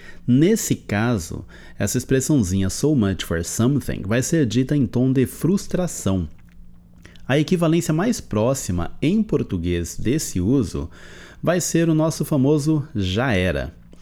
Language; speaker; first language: Portuguese; native; Portuguese